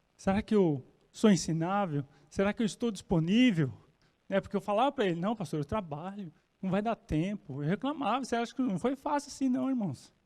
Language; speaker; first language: Portuguese; native; Portuguese